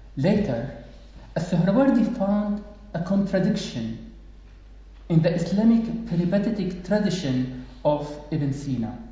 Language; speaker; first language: English; non-native, fluent; Arabic